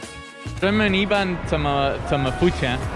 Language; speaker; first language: Chinese; non-native, learner; Spanish